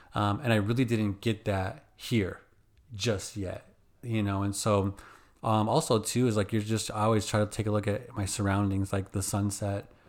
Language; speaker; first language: English; native; English